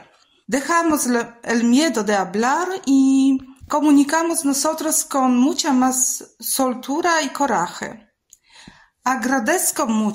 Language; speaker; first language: Spanish; non-native, fluent; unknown